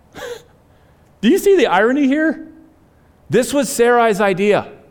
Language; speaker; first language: English; native; English